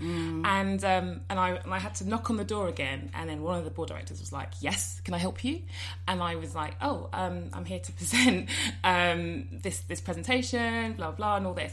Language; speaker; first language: English; native; English